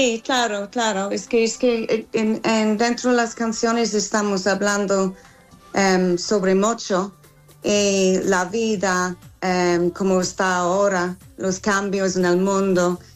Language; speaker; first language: Spanish; non-native, learner; English